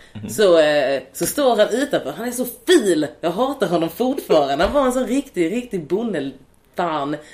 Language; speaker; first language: Swedish; native; Swedish